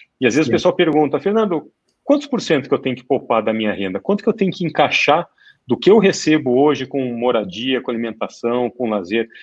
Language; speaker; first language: Portuguese; native; Portuguese